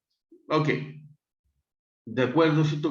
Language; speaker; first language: Spanish; native; Spanish